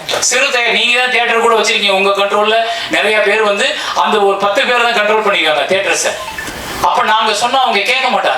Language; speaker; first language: Tamil; native; Tamil